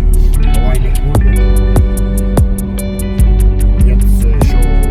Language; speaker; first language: German; non-native, learner; Portuguese